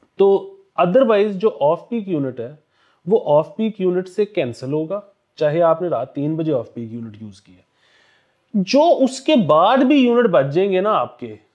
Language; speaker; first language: Urdu; native; Urdu